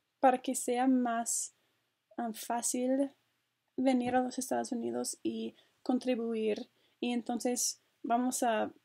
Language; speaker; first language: Spanish; non-native, fluent; English